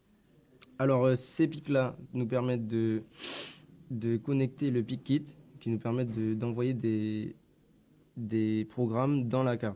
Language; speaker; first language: French; native; French